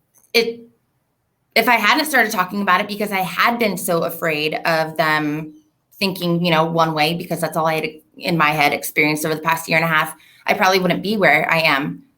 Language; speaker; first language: English; native; English